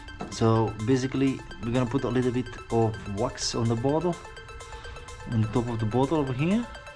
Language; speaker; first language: English; non-native, fluent; Romanian